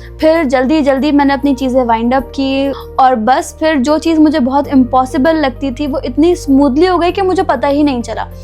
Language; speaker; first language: Urdu; native; Urdu